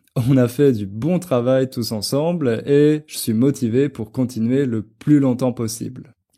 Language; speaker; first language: French; native; French